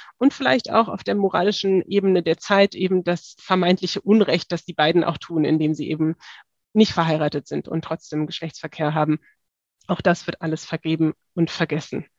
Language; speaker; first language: German; native; German